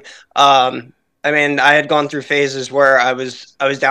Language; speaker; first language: English; native; English